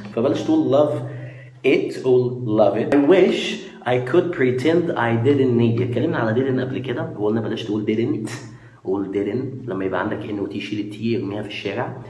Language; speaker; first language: Arabic; native; Arabic